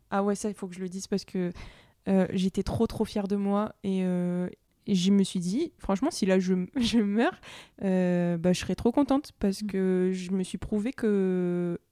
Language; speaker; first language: French; native; French